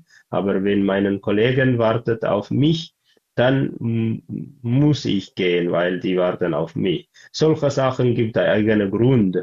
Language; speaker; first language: German; non-native, learner; Tigrinya